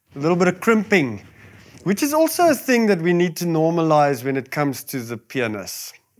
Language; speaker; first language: English; non-native, local second language; Afrikaans